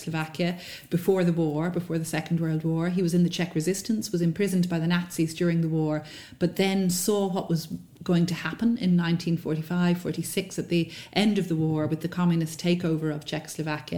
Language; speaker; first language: English; native; English